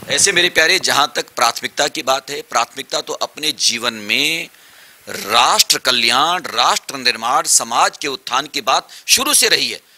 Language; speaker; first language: Hindi; native; Hindi